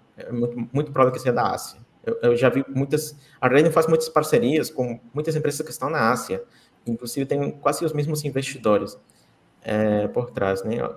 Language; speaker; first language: Portuguese; non-native, fluent; Spanish